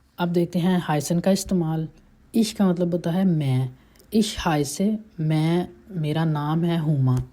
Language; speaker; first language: Urdu; native; Urdu